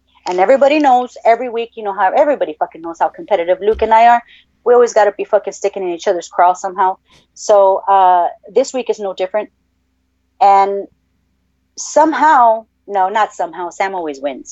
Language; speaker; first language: English; native; English